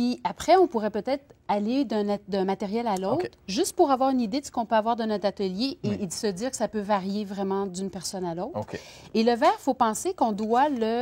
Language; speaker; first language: French; native; French